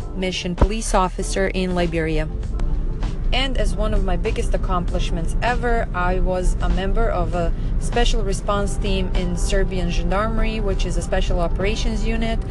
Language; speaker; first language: English; non-native, fluent; Serbian